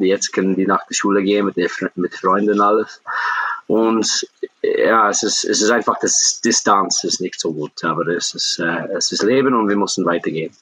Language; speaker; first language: German; non-native, fluent; English